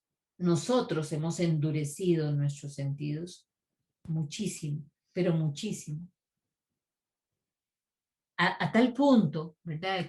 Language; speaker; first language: Spanish; native; Spanish